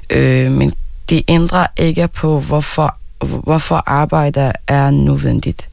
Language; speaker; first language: Danish; non-native, fluent; Arabic